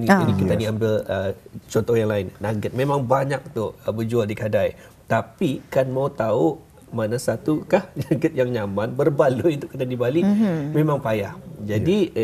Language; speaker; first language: Malay; native; Malay